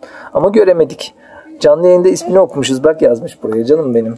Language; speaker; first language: Turkish; native; Turkish